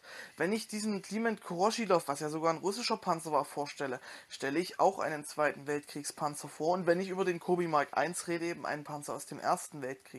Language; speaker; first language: German; native; German